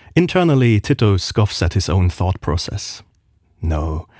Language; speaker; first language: English; non-native, fluent; Luxembourgish